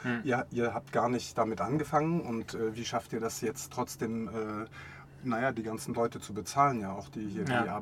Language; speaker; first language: German; native; German